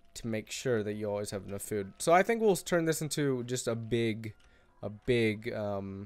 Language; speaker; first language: English; native; English